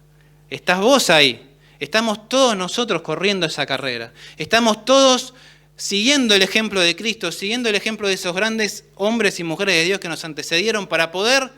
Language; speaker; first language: Spanish; native; Spanish